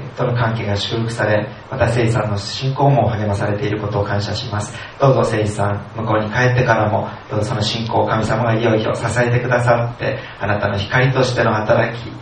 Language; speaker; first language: Japanese; native; Japanese